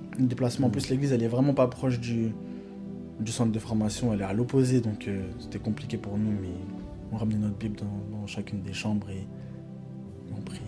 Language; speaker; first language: French; native; French